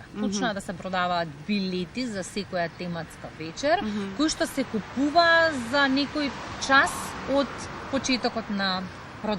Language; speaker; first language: Macedonian; native; Macedonian